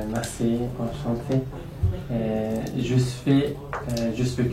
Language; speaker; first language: French; non-native, learner; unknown